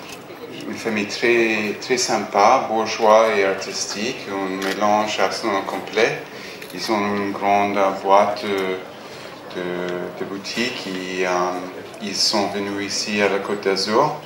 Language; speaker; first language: French; non-native, fluent; English